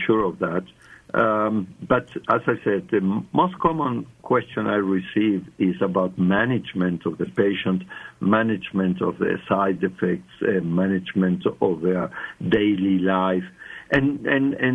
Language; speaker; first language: English; non-native, fluent; Spanish